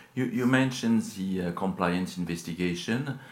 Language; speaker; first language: English; non-native, fluent; French